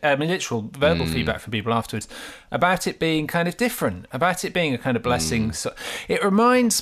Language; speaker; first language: English; native; English